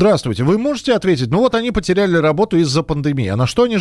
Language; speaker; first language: Russian; native; Russian